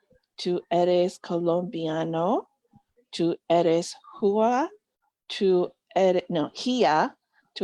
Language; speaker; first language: Spanish; non-native, learner; English